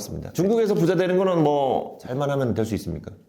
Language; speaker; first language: Korean; native; Korean